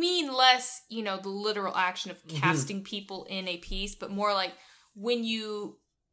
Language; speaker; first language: English; native; English